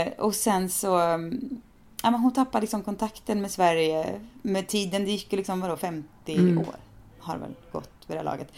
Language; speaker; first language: Swedish; native; Swedish